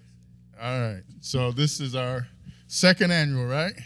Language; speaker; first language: English; native; English